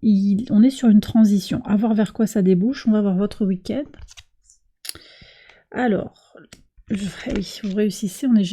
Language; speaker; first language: French; native; French